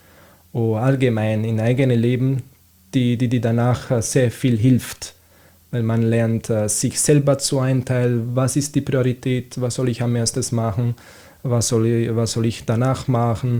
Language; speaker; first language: German; non-native, fluent; Italian